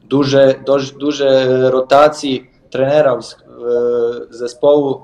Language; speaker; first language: Polish; non-native, learner; Bosnian